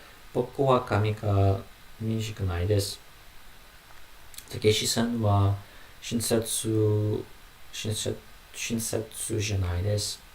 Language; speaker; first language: Japanese; non-native, learner; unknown